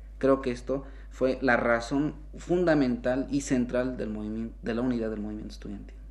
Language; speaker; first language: Spanish; native; Spanish